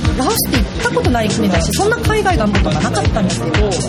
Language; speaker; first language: Japanese; non-native, fluent; Korean